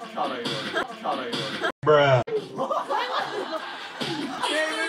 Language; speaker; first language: Korean; native; Korean